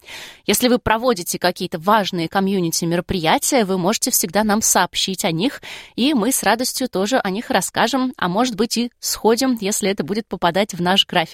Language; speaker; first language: Russian; native; Russian